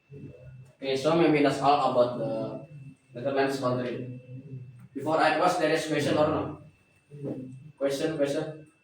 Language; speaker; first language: English; non-native, learner; Indonesian